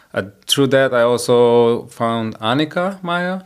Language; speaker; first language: English; non-native, fluent; Slovenian